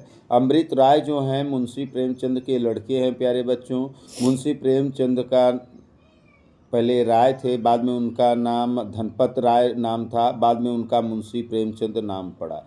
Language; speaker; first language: Hindi; native; Hindi